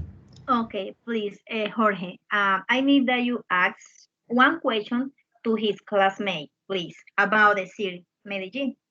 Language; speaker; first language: English; non-native, fluent; Spanish